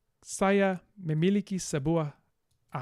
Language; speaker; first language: Indonesian; non-native, learner; English